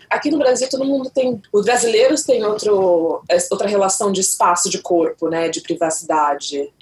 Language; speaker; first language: Portuguese; native; Portuguese